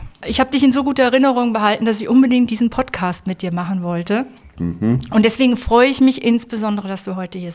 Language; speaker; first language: German; native; German